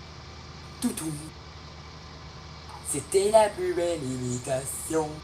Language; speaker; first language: French; native; French